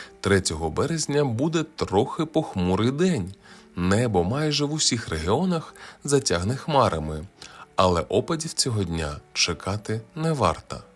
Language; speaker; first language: Ukrainian; native; Ukrainian